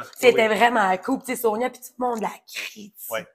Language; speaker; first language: French; native; French